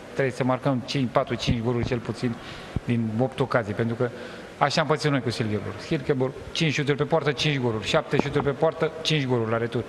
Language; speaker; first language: Romanian; native; Romanian